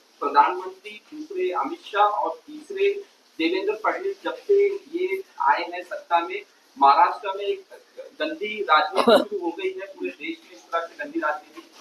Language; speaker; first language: Hindi; non-native, local second language; Marathi